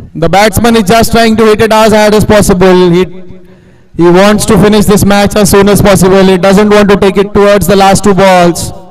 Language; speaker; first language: English; non-native, local second language; Marathi